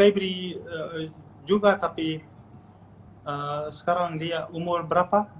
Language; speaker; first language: Indonesian; non-native, fluent; Dutch